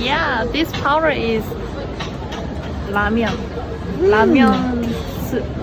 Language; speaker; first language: English; non-native, learner; Korean